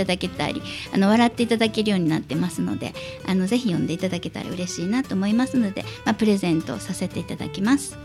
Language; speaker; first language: Japanese; native; Japanese